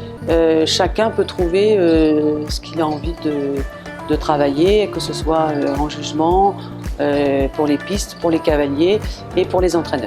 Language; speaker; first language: French; native; French